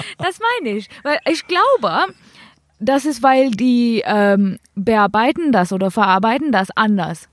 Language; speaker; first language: German; non-native, fluent; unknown